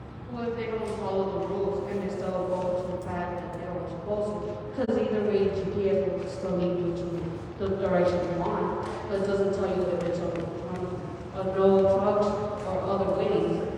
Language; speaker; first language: English; non-native, local second language; Spanish